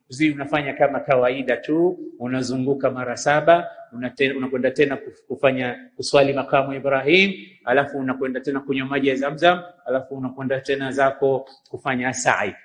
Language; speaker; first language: Swahili; native; Swahili